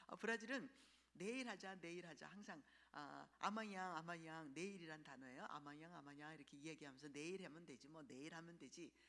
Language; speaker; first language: Korean; early bilingual, heritage; Korean